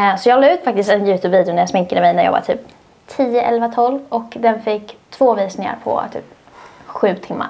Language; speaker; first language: Swedish; early bilingual, other home language; Russian